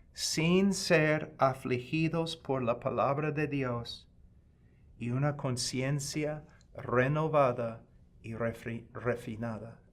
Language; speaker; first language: Spanish; non-native, fluent; English